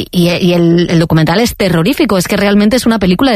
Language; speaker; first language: Spanish; native; Spanish